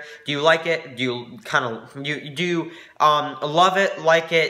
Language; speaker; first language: English; native; English